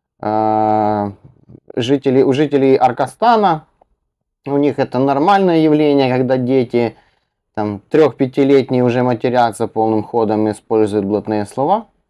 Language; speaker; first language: Russian; native; Russian